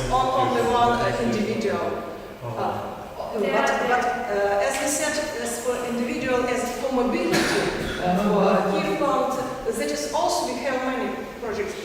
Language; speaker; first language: English; non-native, learner; Ukrainian